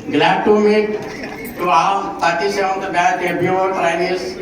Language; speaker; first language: English; non-native, local second language; Telugu